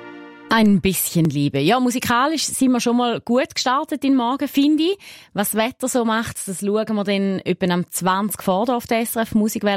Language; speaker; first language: German; native; German